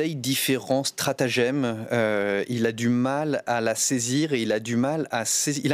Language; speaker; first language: French; native; French